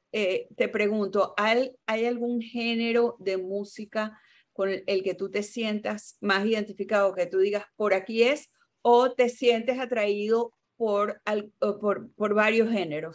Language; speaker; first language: Spanish; native; Spanish